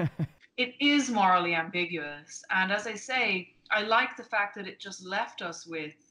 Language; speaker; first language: English; native; English